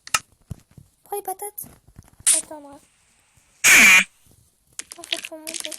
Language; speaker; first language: French; native; French